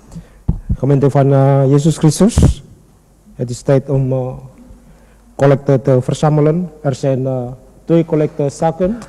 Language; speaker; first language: Dutch; non-native, learner; Indonesian